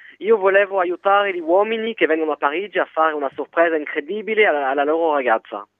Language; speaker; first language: Italian; non-native, fluent; French